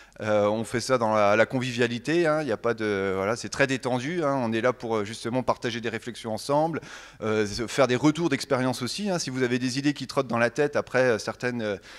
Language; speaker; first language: French; native; French